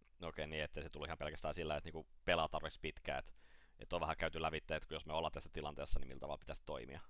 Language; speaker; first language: Finnish; native; Finnish